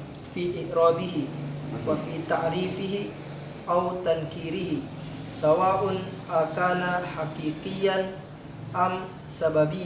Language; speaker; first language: Arabic; non-native, fluent; Indonesian